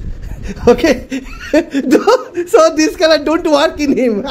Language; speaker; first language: English; non-native, local second language; Bangla